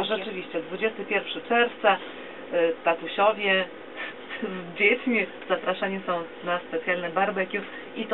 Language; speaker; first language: Polish; native; Polish